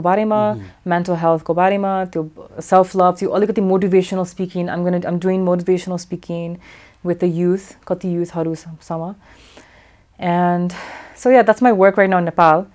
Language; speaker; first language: Nepali; early bilingual, heritage; English